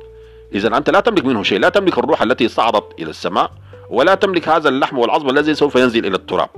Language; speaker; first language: Arabic; native; Arabic